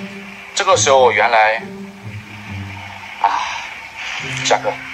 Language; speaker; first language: Chinese; native; Chinese